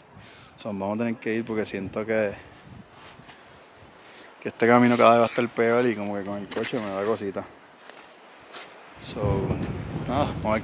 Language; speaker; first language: Spanish; native; Spanish